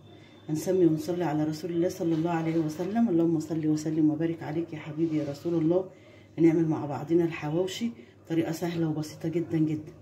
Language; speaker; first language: Arabic; native; Arabic